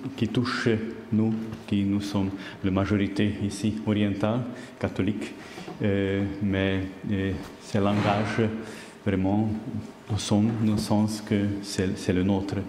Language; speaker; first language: French; non-native, learner; Hungarian